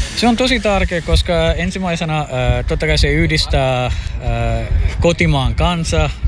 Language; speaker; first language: Finnish; non-native, fluent; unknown